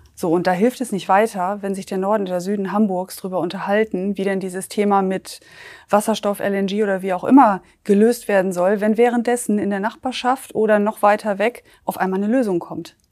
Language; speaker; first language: German; native; German